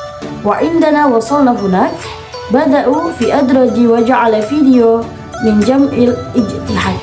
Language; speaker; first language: Arabic; non-native, learner; Indonesian